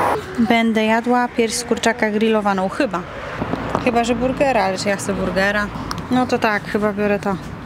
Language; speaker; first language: Polish; native; Polish